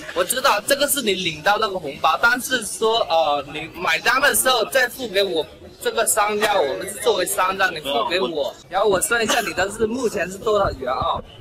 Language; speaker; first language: Chinese; native; Chinese